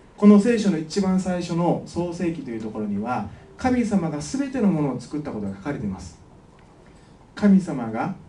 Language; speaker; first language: Japanese; native; Japanese